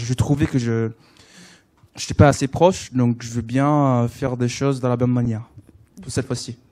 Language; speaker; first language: French; non-native, learner; English